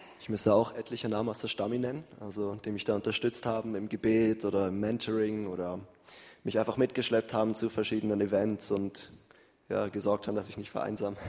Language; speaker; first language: German; early bilingual, heritage; German